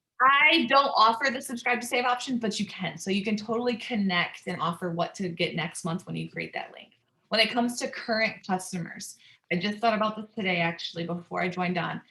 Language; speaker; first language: English; native; English